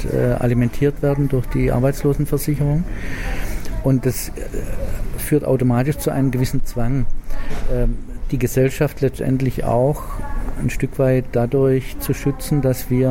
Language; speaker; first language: German; native; German